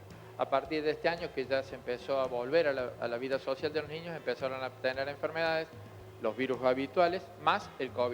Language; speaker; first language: Spanish; native; Spanish